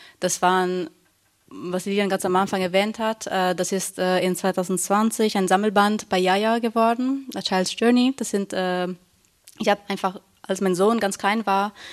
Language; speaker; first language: German; early bilingual, heritage; Italian